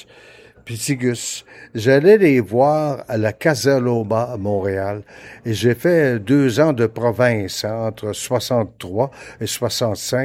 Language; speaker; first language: French; native; French